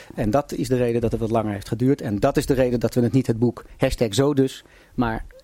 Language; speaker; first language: Dutch; native; Dutch